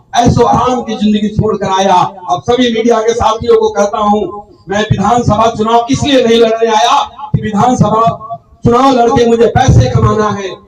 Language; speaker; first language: Hindi; native; Hindi